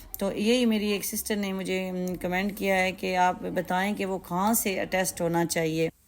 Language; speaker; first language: Urdu; native; Urdu